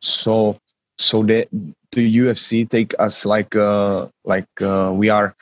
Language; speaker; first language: English; non-native, learner; Czech